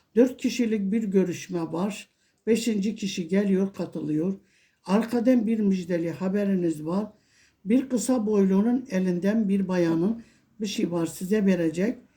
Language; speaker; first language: Turkish; non-native, local second language; Kurdish